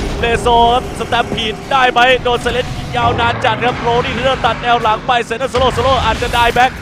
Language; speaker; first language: Thai; native; Thai